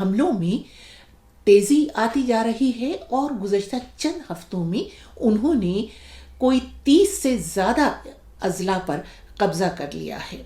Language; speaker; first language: Urdu; native; Urdu